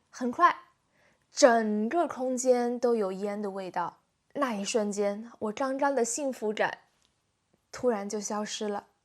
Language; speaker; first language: Chinese; native; Chinese